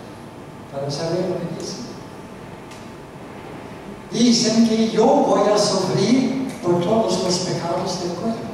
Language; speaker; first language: Spanish; non-native, fluent; Norwegian